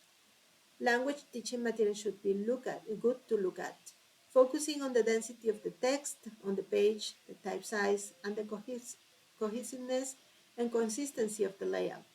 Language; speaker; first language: English; non-native, fluent; Spanish